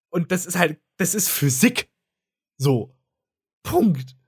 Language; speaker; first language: German; native; German